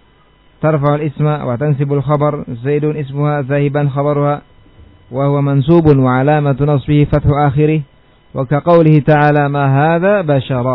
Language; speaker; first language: Arabic; non-native, fluent; Indonesian